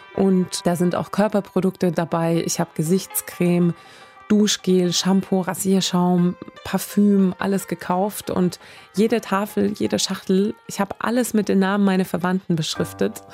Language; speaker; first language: German; early bilingual, other home language; Swedish